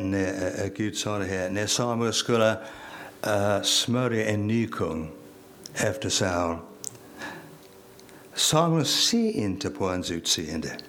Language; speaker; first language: Swedish; non-native, fluent; English